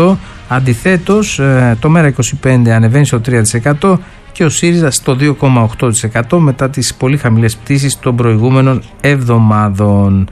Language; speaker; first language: Greek; native; Greek